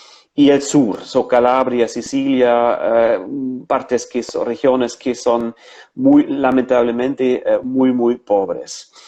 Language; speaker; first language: Spanish; non-native, fluent; German